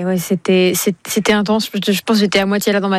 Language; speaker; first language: French; native; French